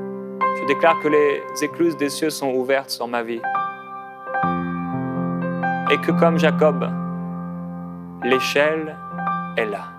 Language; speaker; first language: French; non-native, local second language; Haitian Creole